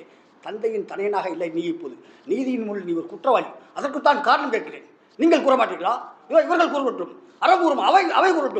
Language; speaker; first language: Tamil; native; Tamil